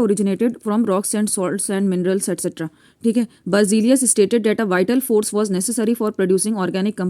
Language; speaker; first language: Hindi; native; Hindi